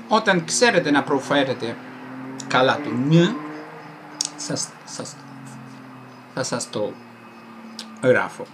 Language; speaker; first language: Greek; non-native, fluent; Italian